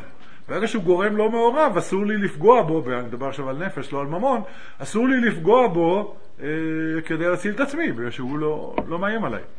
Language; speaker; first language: Hebrew; native; Hebrew